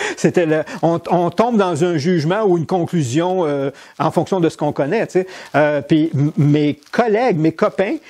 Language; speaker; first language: French; native; French